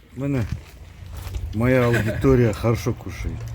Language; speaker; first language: Russian; non-native, local second language; Kazakh